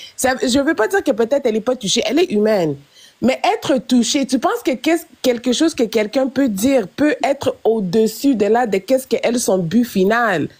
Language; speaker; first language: French; non-native, local second language; Lingala